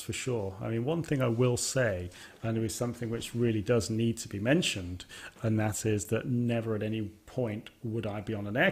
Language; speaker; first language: English; native; English